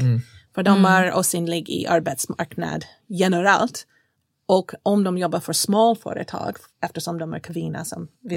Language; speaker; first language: Swedish; non-native, fluent; English